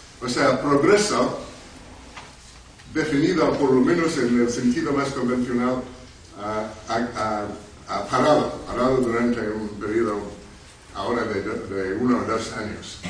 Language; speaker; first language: Spanish; non-native, fluent; English